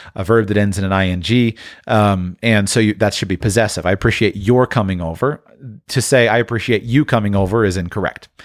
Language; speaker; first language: English; native; English